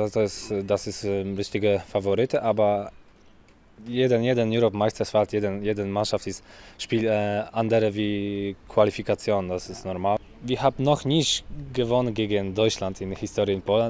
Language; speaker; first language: German; non-native, learner; Polish